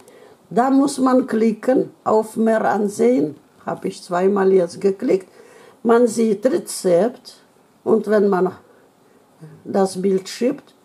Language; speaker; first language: German; non-native, learner; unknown